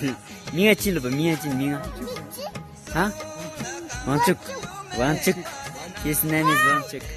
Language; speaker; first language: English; non-native, local second language; Ladakhi